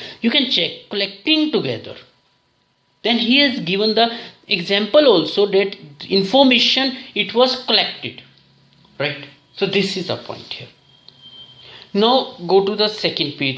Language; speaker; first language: English; non-native, local second language; Hindi